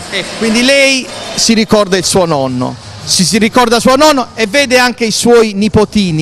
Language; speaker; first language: Italian; native; Italian